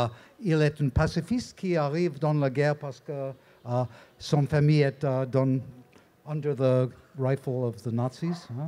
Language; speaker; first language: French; non-native, learner; English